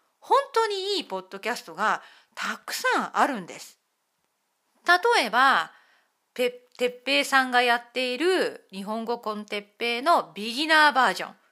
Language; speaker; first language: Japanese; native; Japanese